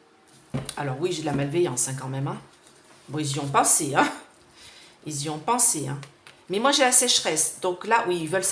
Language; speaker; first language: French; native; French